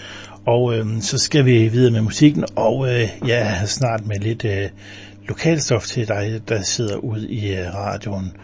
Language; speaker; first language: Danish; native; Danish